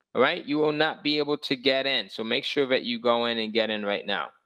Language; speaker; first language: English; native; English